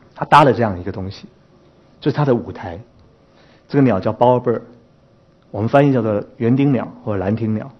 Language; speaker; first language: Chinese; native; Chinese